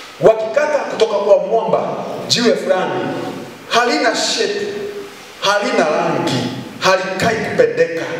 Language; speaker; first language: Swahili; non-native, local second language; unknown